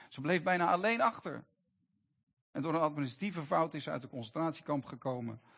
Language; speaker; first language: Dutch; native; Dutch